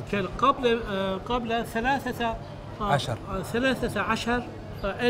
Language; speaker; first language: Arabic; non-native, fluent; Turkish